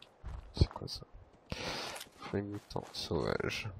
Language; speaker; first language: French; native; French